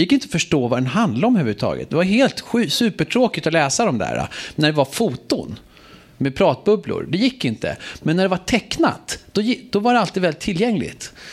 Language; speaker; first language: Swedish; native; Swedish